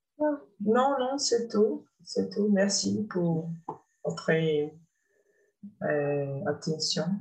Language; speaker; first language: French; non-native, learner; Portuguese